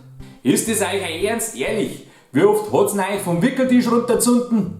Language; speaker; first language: German; native; German